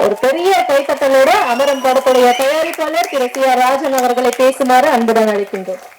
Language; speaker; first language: Tamil; native; Tamil